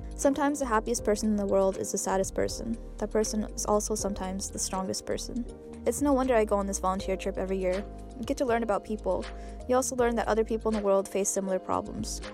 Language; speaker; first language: English; native; English